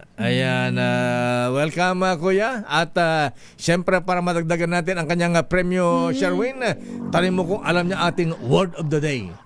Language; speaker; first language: Filipino; non-native, local second language; Iloko